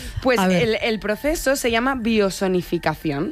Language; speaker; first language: Spanish; native; Spanish